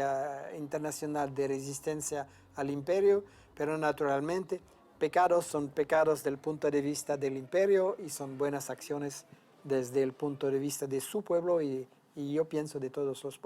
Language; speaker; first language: Spanish; non-native, fluent; French